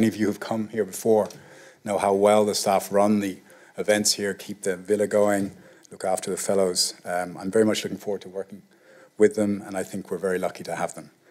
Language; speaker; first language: English; native; English